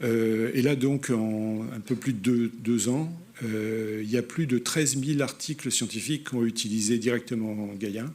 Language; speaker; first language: French; native; French